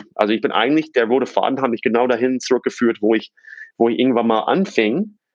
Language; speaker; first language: German; non-native, fluent; English